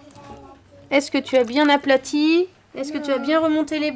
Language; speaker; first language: French; native; French